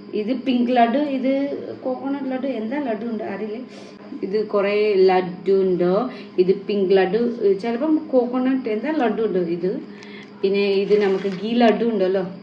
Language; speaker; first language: Malayalam; non-native, learner; Nepali